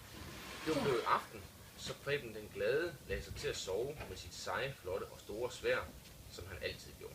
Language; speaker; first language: Danish; native; Danish